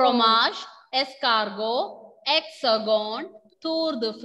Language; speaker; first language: French; non-native, fluent; Malayalam